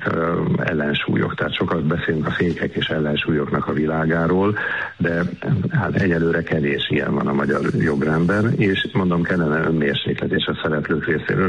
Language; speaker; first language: Hungarian; native; Hungarian